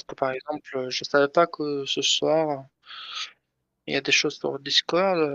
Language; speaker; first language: French; non-native, learner; Persian